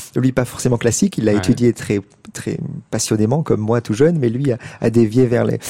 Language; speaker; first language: French; native; French